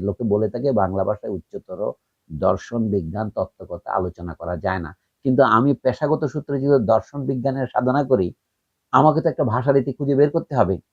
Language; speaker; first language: Bangla; native; Bangla